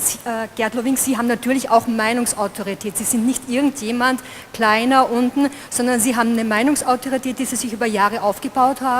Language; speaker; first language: German; native; German